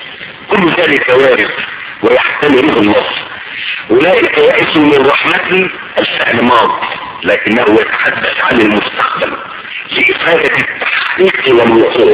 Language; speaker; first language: Arabic; native; Arabic